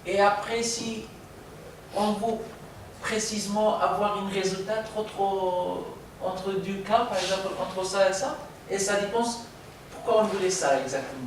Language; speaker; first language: French; non-native, learner; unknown